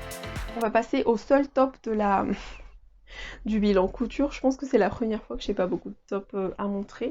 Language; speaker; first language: French; native; French